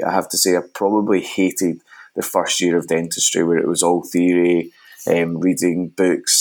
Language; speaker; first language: English; native; English